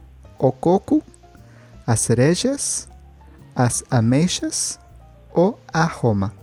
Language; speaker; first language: Portuguese; non-native, learner; Spanish